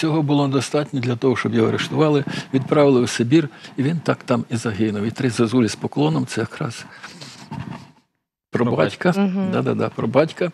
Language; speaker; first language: Ukrainian; native; Ukrainian